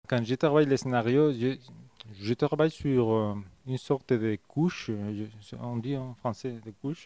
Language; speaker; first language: French; non-native, fluent; Spanish